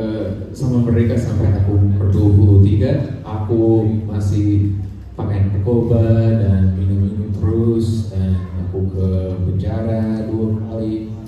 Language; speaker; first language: Indonesian; non-native, fluent; English